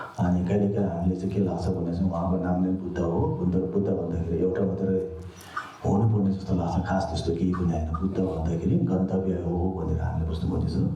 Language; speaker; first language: Nepali; non-native, local second language; Tibetan